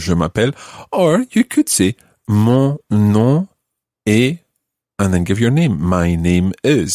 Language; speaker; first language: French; non-native, fluent; English